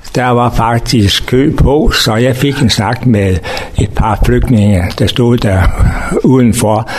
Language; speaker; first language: Danish; native; Danish